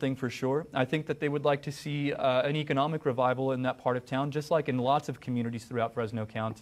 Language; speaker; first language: English; native; English